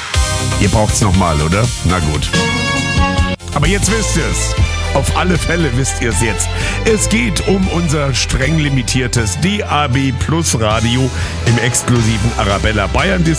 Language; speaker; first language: German; native; German